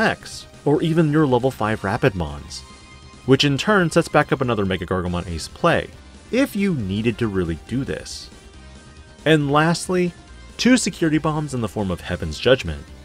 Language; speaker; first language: English; native; English